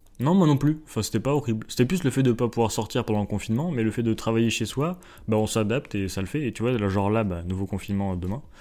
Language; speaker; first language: French; native; French